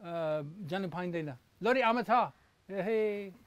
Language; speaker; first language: Nepali; non-native, learner; English